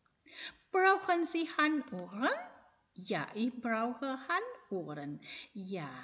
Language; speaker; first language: German; non-native, fluent; Indonesian